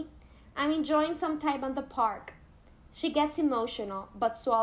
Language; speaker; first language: English; non-native, fluent; Spanish